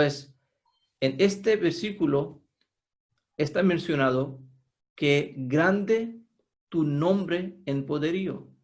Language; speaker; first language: Spanish; non-native, fluent; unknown